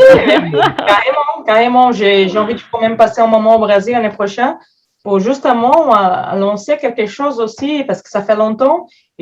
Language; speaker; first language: French; non-native, fluent; Portuguese